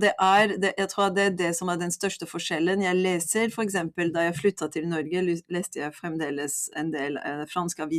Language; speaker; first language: Norwegian; non-native, fluent; French